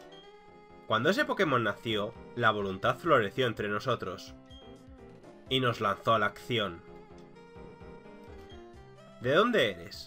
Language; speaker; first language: Spanish; native; Spanish